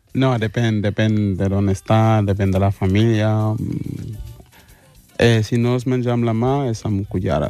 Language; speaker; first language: Catalan; non-native, learner; Mandingo